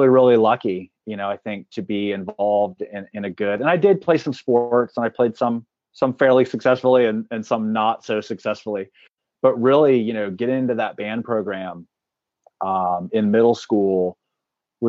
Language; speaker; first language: English; native; English